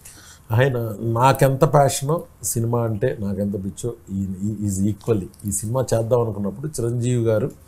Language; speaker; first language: Telugu; native; Telugu